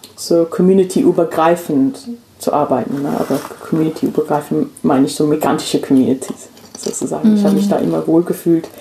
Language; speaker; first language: German; non-native, fluent; English